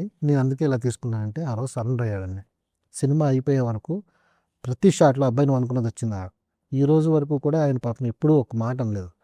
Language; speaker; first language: Telugu; native; Telugu